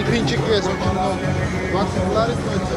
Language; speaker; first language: Russian; non-native, learner; Georgian